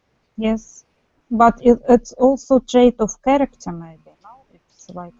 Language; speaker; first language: English; non-native, learner; Russian